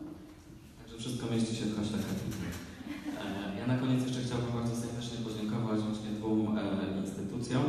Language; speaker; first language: Polish; native; Polish